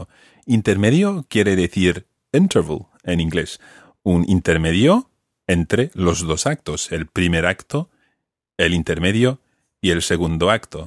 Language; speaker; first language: Spanish; non-native, fluent; English